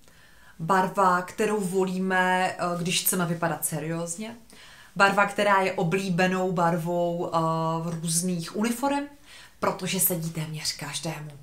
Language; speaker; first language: Czech; native; Czech